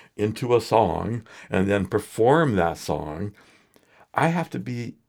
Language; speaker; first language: English; native; English